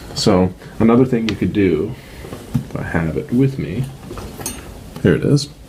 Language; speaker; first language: English; native; English